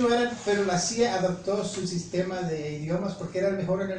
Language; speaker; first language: Spanish; native; Spanish